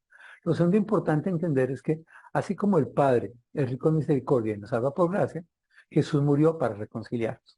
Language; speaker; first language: Spanish; native; Spanish